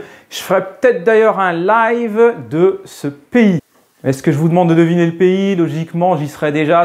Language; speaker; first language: French; native; French